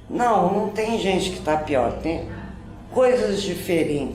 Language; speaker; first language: Portuguese; native; Portuguese